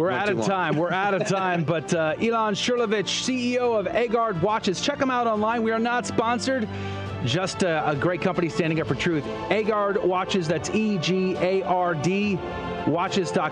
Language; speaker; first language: English; native; English